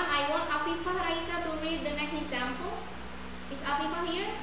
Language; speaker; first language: English; non-native, fluent; Indonesian